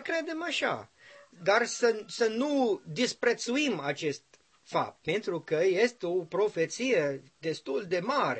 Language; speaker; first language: Romanian; non-native, learner; English